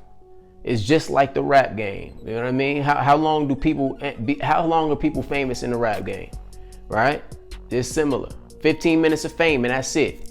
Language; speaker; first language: English; native; English